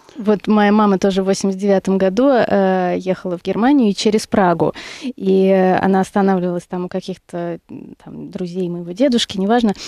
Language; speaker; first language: Russian; native; Russian